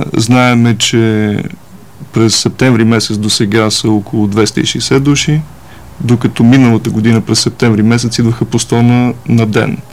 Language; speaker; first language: Bulgarian; native; Bulgarian